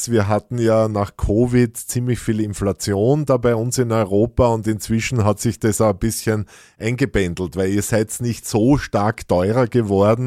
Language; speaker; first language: German; native; German